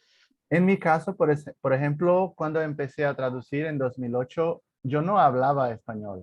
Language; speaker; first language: Spanish; non-native, fluent; Portuguese